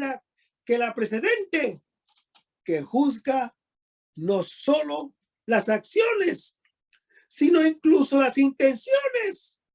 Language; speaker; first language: Spanish; native; Spanish